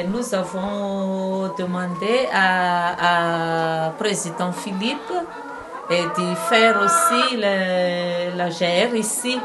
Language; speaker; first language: French; non-native, local second language; Malagasy